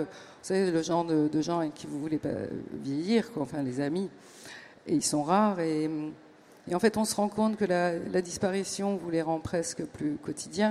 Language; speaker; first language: French; native; French